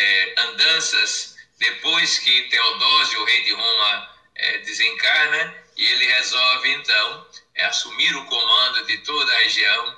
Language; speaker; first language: Portuguese; native; Portuguese